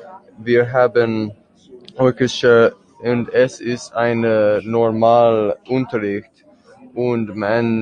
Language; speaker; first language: German; non-native, learner; English